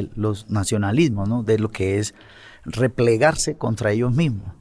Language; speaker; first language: Spanish; native; Spanish